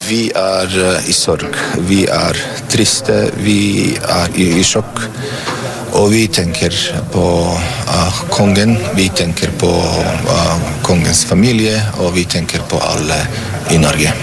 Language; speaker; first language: Norwegian; non-native, fluent; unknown